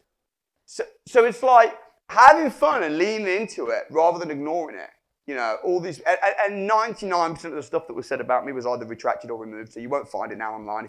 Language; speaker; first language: English; native; English